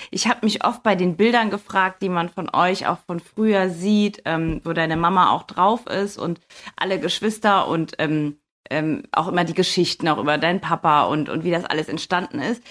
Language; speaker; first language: German; native; German